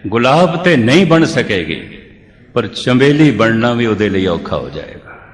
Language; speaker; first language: Urdu; non-native, local second language; Punjabi